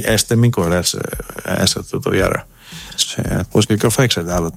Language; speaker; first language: Hungarian; non-native, learner; Greek